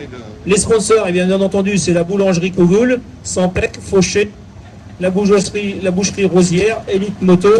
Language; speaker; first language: French; native; French